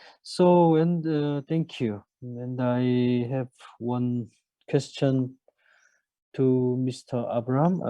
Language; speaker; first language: English; non-native, fluent; Korean